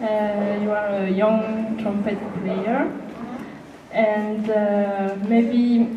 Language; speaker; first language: English; non-native, learner; French